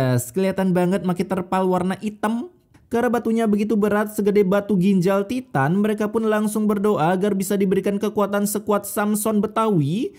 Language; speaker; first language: Indonesian; native; Indonesian